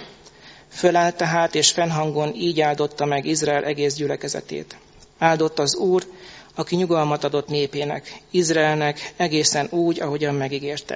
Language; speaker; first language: Hungarian; native; Hungarian